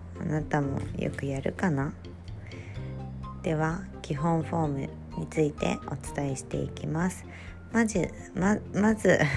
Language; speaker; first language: Japanese; native; Japanese